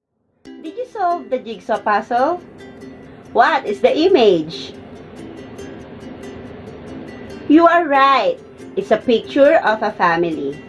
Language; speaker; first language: English; non-native, local second language; Filipino